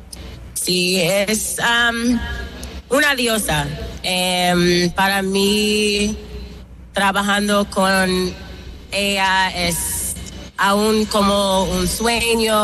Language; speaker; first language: Spanish; non-native, learner; English